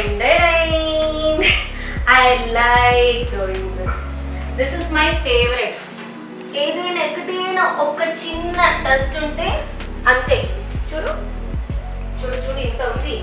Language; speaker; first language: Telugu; non-native, learner; Malayalam